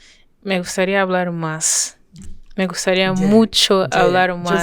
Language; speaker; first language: Spanish; non-native, fluent; French